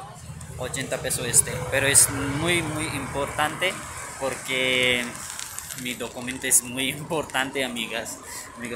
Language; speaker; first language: Spanish; non-native, learner; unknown